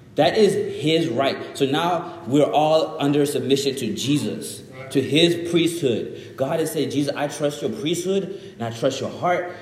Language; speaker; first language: English; early bilingual, other home language; Shona